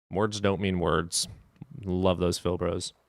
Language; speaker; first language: English; native; English